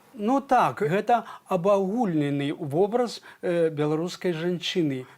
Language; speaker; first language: Belarusian; native; Belarusian